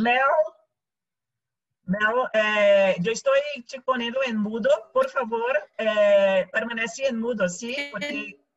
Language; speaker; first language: Spanish; non-native, local second language; Portuguese